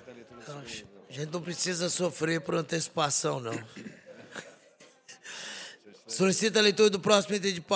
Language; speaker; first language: Portuguese; native; Portuguese